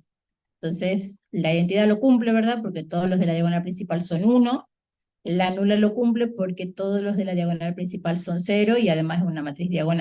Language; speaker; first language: Spanish; native; Spanish